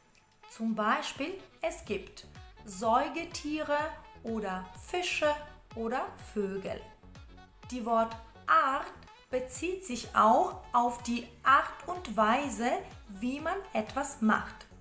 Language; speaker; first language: German; non-native, fluent; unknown